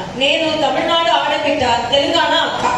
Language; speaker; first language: Telugu; non-native, learner; Tamil